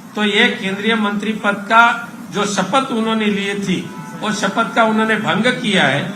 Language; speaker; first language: Hindi; non-native, local second language; Marathi